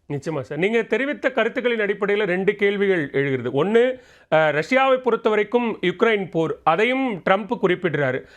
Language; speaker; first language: Tamil; native; Tamil